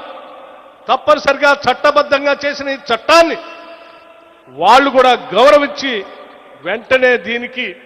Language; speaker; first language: Telugu; native; Telugu